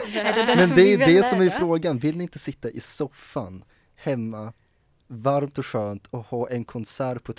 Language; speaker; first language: Swedish; native; Swedish